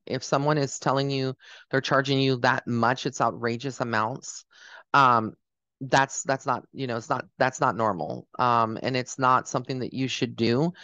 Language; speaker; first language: English; early bilingual, other home language; Spanish